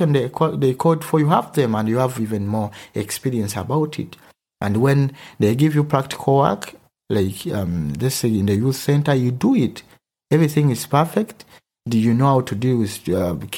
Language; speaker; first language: English; non-native, local second language; Ganda